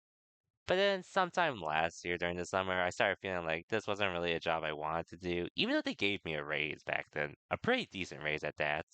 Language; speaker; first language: English; native; English